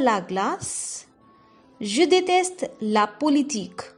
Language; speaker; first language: French; non-native, fluent; Hindi